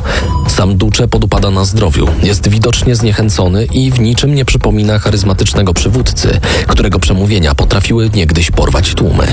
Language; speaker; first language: Polish; native; Polish